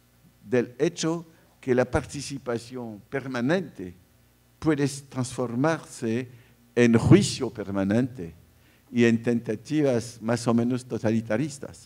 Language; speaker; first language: Spanish; non-native, fluent; French